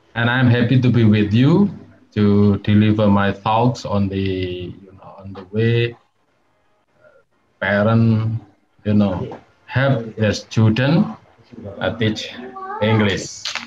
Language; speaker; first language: English; non-native, fluent; Javanese